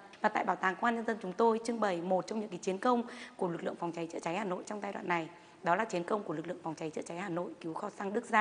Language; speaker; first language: Vietnamese; native; Vietnamese